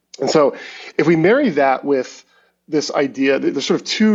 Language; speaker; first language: English; native; English